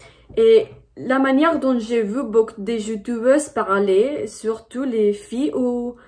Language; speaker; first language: French; non-native, fluent; Spanish